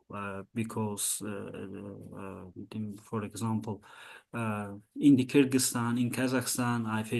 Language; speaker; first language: English; non-native, learner; Azerbaijani